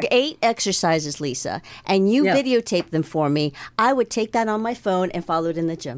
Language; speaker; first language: English; native; English